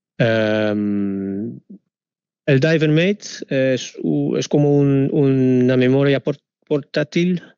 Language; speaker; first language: Spanish; non-native, fluent; Dutch